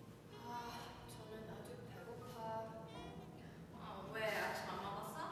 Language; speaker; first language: Korean; non-native, learner; English